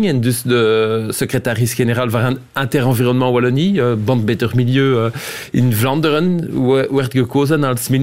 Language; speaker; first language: Dutch; non-native, local second language; French